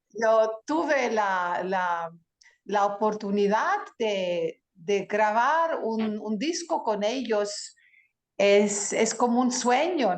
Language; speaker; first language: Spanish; non-native, learner; Greek